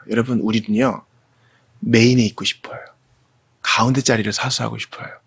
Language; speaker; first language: Korean; native; Korean